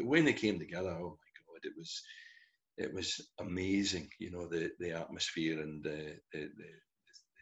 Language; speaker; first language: English; native; English